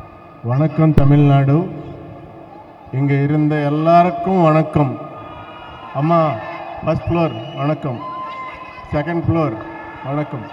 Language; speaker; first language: Tamil; non-native, learner; Telugu